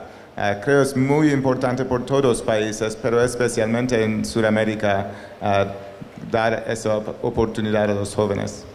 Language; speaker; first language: Spanish; non-native, learner; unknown